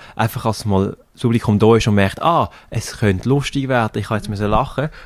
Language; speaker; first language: German; native; German